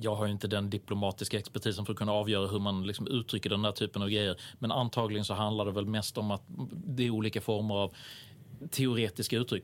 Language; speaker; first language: Swedish; native; Swedish